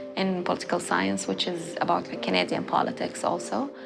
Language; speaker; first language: English; non-native, fluent; Arabic